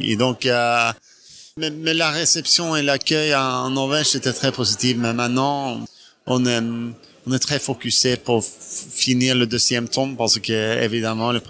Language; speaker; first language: French; non-native, fluent; Norwegian